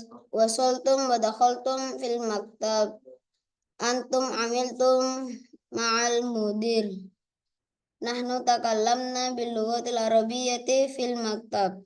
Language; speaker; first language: Arabic; non-native, learner; Indonesian